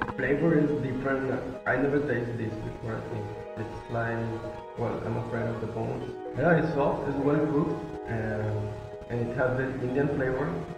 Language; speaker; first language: English; non-native, fluent; Spanish